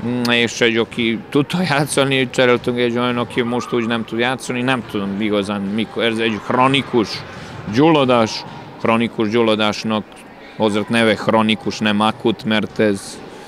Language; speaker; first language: Hungarian; non-native, learner; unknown